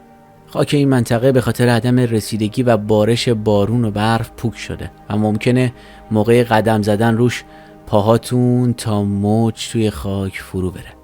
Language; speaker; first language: Persian; native; Persian